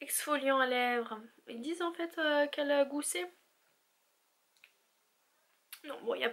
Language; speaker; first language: French; native; French